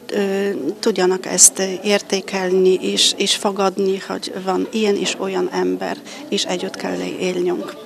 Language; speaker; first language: Hungarian; non-native, fluent; Polish